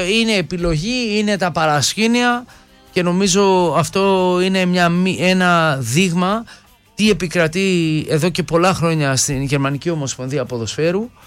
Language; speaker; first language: Greek; early bilingual, heritage; Greek